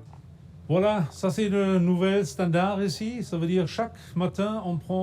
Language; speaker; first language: French; non-native, fluent; German